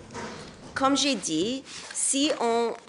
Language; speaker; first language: French; non-native, local second language; English